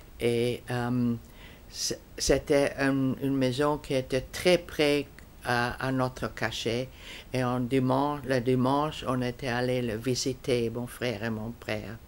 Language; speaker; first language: French; non-native, fluent; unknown